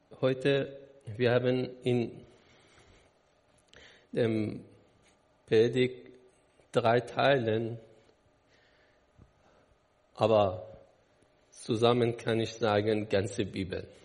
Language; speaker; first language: German; non-native, learner; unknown